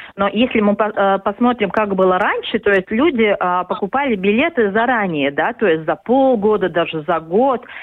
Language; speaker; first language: Russian; non-native, local second language; Latvian